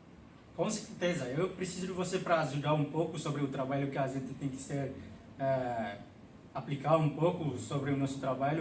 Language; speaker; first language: Portuguese; non-native, local second language; Tetum